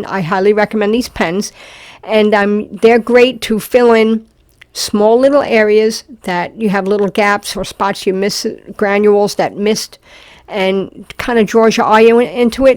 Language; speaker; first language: English; native; English